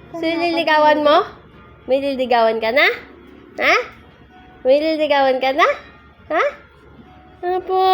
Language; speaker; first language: Filipino; native; Filipino